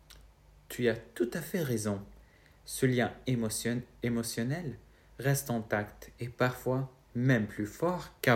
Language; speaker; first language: French; non-native, fluent; Arabic